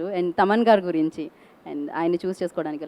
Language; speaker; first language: Telugu; native; Telugu